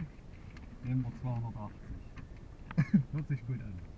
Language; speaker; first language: German; native; German